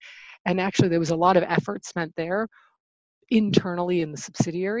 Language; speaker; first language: English; native; English